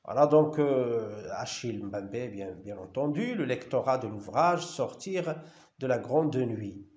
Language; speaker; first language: French; non-native, local second language; Arabic